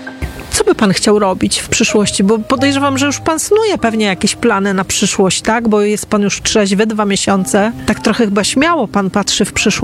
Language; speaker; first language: Polish; native; Polish